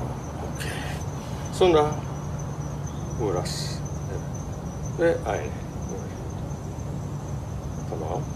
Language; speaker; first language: Turkish; non-native, learner; Japanese